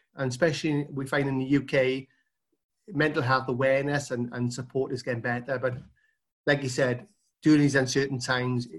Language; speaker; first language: English; native; English